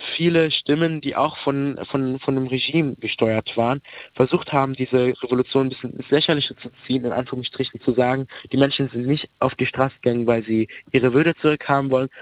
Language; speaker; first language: German; early bilingual, other home language; Arabic